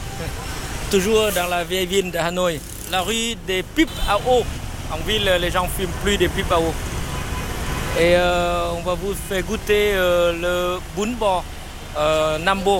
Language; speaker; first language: French; non-native, fluent; Vietnamese